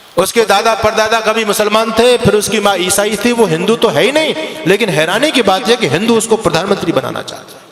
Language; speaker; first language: Hindi; native; Hindi